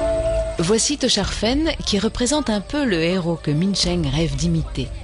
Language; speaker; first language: French; native; French